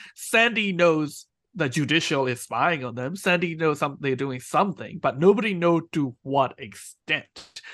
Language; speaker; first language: English; non-native, fluent; Burmese